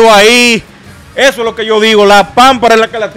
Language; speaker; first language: Spanish; native; Spanish